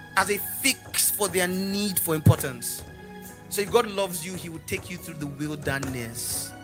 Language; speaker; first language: English; non-native, local second language; Yoruba